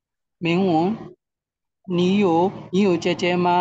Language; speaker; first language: Chinese; non-native, learner; Burmese